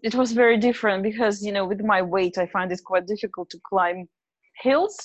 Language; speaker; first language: English; non-native, fluent; Russian